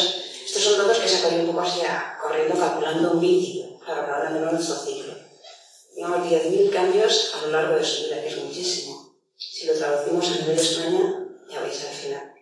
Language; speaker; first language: Spanish; native; Spanish